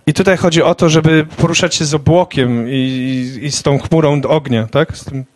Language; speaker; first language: Polish; native; Polish